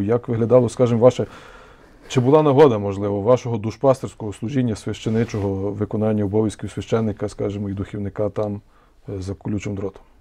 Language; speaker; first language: Ukrainian; native; Ukrainian